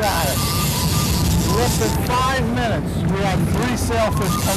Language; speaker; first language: English; native; English